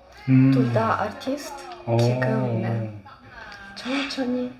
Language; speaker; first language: Korean; non-native, learner; Ukrainian